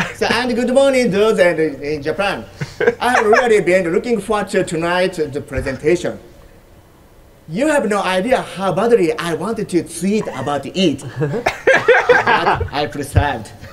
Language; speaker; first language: English; non-native, fluent; Japanese